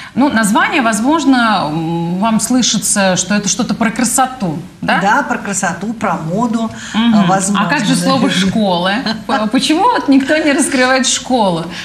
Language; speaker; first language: Russian; native; Russian